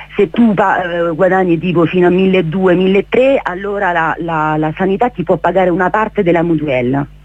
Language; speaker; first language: Italian; native; Italian